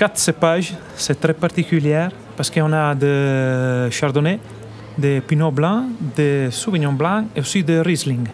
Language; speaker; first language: French; non-native, learner; Italian